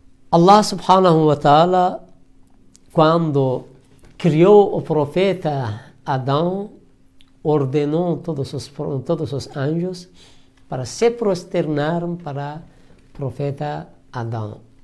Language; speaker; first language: Portuguese; non-native, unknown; Persian